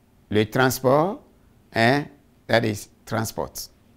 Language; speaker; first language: English; non-native, local second language; Akan